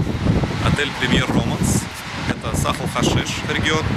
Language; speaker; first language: Russian; native; Russian